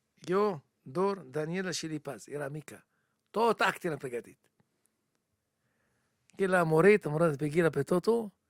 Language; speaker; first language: Romanian; non-native, learner; Hebrew